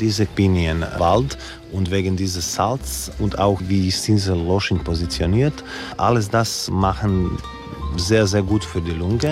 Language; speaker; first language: German; non-native, learner; Croatian